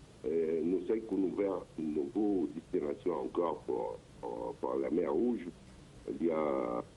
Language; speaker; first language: French; non-native, learner; Arabic